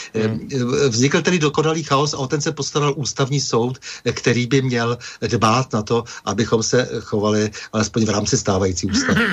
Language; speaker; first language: Czech; native; Czech